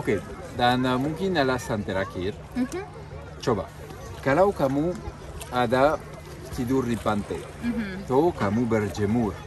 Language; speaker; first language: Indonesian; non-native, fluent; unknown